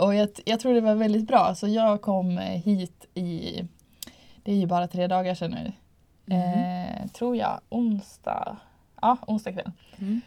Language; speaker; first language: Swedish; native; Swedish